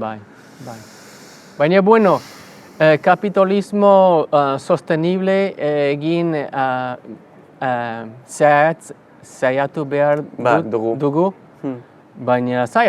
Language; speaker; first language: Basque; non-native, learner; English